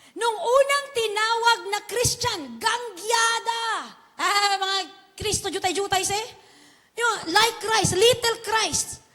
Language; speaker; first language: Filipino; non-native, local second language; Chavacano